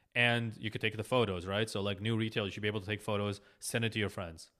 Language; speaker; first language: English; early bilingual, other home language; Hebrew